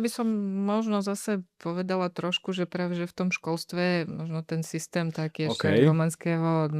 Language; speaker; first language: Slovak; native; Slovak